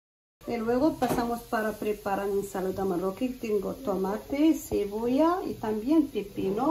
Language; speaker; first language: Spanish; non-native, fluent; Arabic